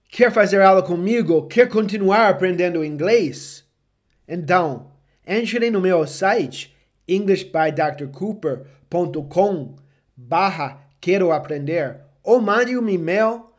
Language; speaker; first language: Portuguese; non-native, fluent; English